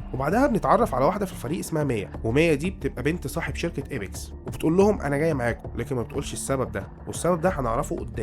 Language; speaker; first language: Arabic; native; Arabic